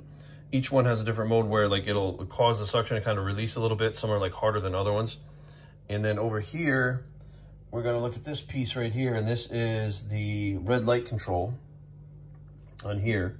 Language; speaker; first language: English; native; English